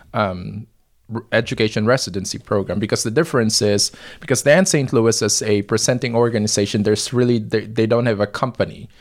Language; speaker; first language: English; non-native, local second language; Filipino